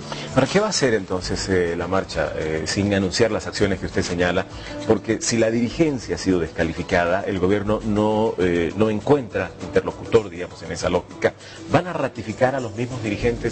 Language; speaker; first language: Spanish; native; Spanish